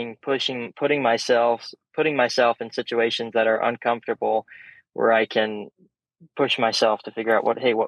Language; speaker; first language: English; native; English